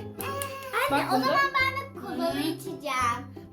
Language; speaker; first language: Turkish; native; Turkish